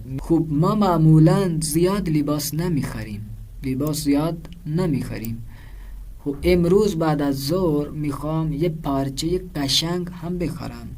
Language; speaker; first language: Persian; non-native, fluent; Urdu